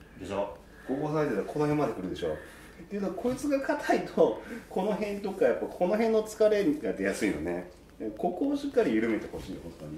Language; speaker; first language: Japanese; native; Japanese